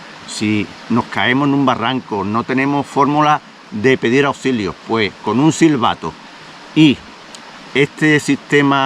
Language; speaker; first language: Spanish; native; Spanish